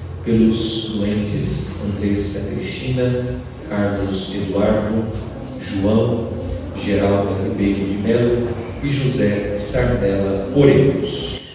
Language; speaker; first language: Portuguese; native; Portuguese